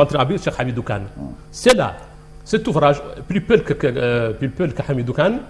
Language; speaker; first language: French; non-native, local second language; Arabic